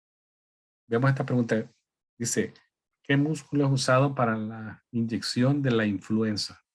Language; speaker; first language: Spanish; native; Spanish